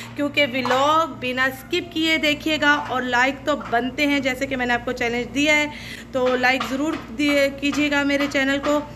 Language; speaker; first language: Urdu; native; Urdu